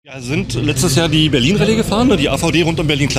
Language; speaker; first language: German; native; German